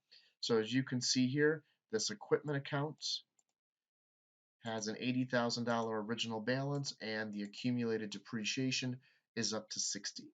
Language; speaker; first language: English; native; English